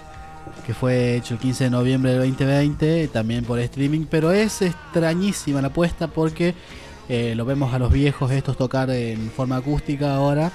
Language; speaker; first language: Spanish; native; Spanish